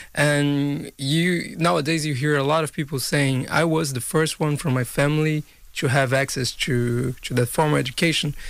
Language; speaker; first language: English; non-native, fluent; Portuguese